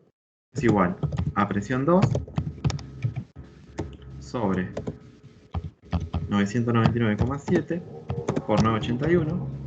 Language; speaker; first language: Spanish; native; Spanish